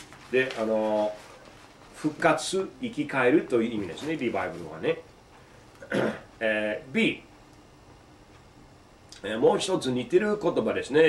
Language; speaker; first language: Japanese; non-native, fluent; English